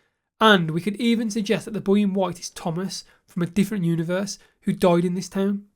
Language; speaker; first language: English; native; English